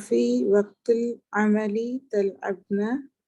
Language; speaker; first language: Arabic; non-native, learner; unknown